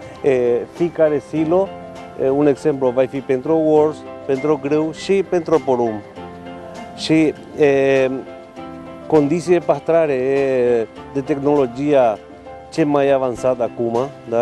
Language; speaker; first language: Romanian; non-native, learner; Spanish